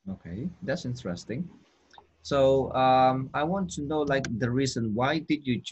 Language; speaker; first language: English; non-native, fluent; Indonesian